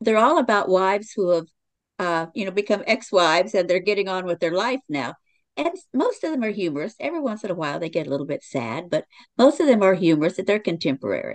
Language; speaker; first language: English; native; English